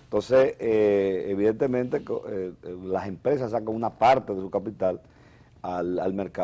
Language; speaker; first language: Spanish; native; Spanish